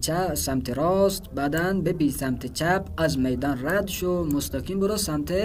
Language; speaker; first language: Persian; non-native, fluent; Urdu